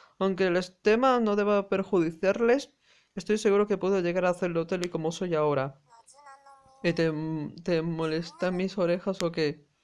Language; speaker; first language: Spanish; native; Spanish